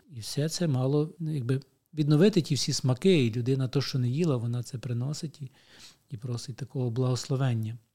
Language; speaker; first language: Ukrainian; native; Ukrainian